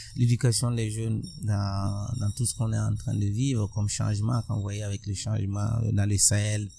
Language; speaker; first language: French; non-native, local second language; Mossi